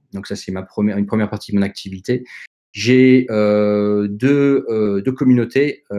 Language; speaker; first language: French; early bilingual, other home language; Dutch